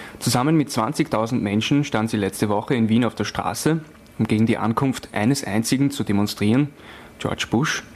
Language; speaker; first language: German; native; German